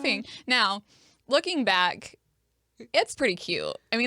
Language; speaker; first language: English; native; English